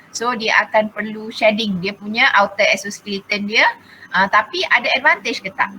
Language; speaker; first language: Malay; native; Malay